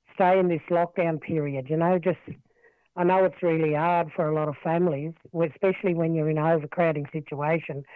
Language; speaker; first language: English; native; English